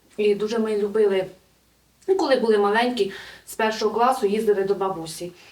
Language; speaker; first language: Ukrainian; native; Ukrainian